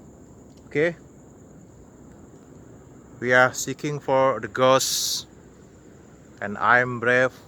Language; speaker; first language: English; non-native, learner; Indonesian